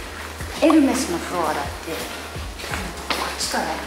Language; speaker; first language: Japanese; native; Japanese